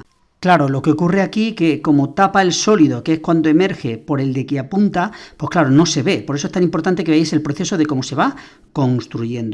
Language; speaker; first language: Spanish; native; Spanish